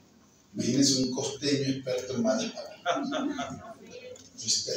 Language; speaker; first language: Spanish; native; Spanish